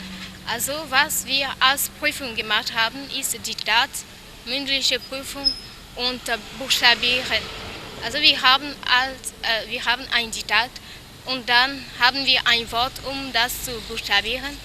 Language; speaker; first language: German; non-native, learner; French